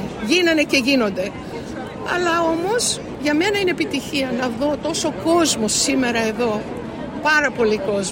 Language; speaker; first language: Greek; early bilingual, heritage; Greek